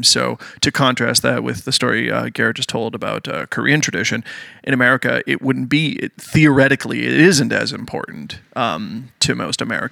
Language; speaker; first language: English; native; English